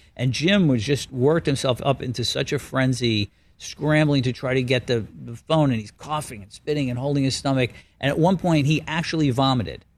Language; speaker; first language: English; native; English